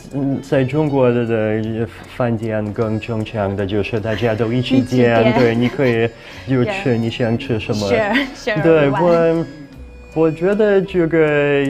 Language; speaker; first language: Chinese; non-native, fluent; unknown